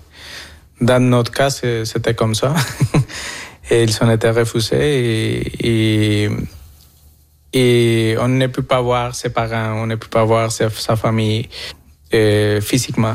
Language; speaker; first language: French; non-native, fluent; Spanish